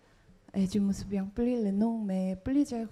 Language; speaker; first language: French; non-native, fluent; Korean